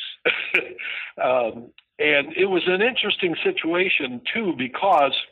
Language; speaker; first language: English; native; English